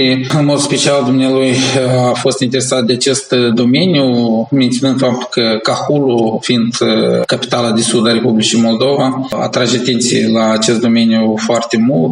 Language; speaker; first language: Romanian; native; Romanian